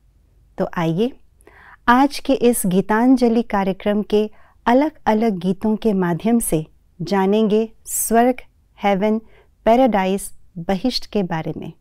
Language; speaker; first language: Hindi; native; Hindi